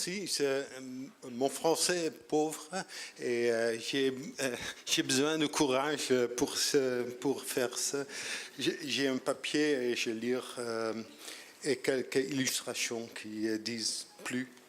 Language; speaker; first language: French; non-native, learner; Dutch